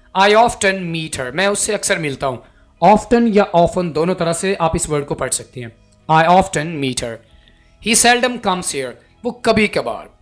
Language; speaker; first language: Urdu; native; Urdu